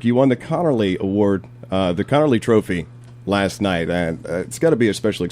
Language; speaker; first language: English; native; English